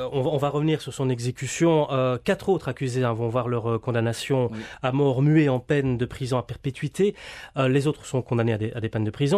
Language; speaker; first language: French; native; French